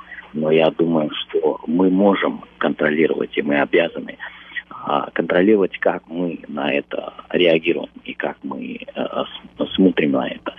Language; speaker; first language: Russian; early bilingual, heritage; Russian